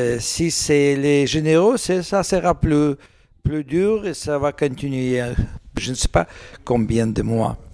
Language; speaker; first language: French; non-native, learner; Russian